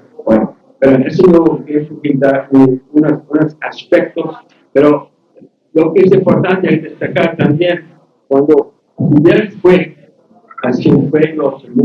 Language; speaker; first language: Spanish; non-native, learner; English